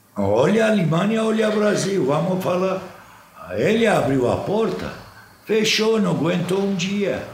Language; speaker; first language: Portuguese; non-native, fluent; Arabic